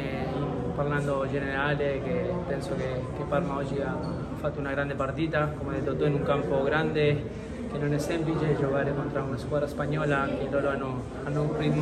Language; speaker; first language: Italian; non-native, fluent; Spanish